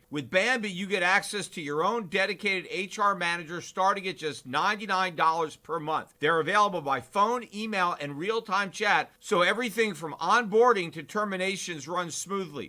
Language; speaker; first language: English; native; English